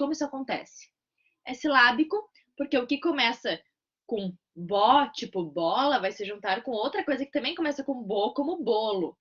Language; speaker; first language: Portuguese; native; Portuguese